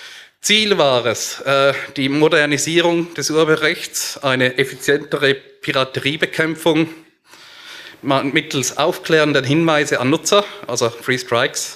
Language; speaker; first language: German; native; German